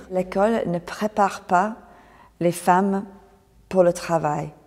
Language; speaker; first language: French; non-native, fluent; English